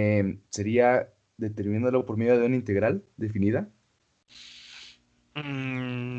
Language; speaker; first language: Spanish; native; Spanish